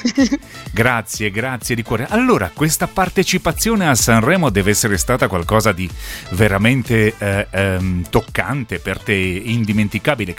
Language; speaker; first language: Italian; native; Italian